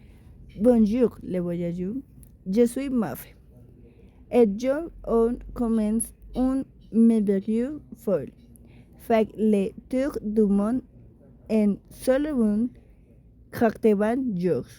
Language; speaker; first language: French; non-native, learner; Spanish